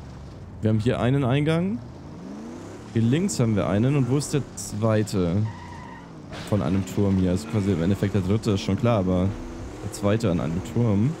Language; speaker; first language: German; native; German